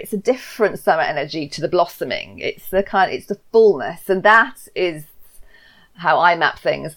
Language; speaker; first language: English; native; English